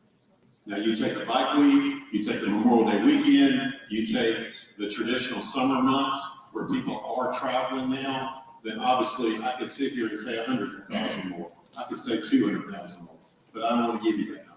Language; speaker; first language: English; native; English